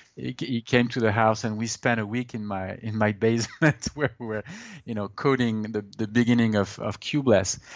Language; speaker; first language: English; non-native, fluent; French